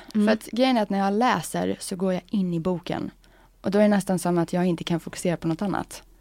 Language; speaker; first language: Swedish; early bilingual, other home language; English